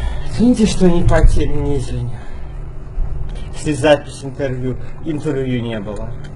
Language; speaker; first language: Russian; native; Russian